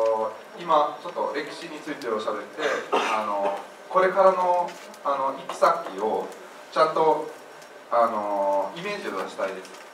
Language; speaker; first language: Japanese; non-native, fluent; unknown